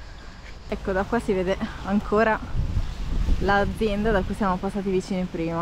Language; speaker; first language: Italian; native; Italian